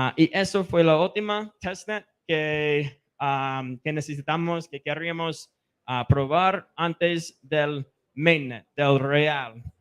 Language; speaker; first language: Spanish; non-native, fluent; English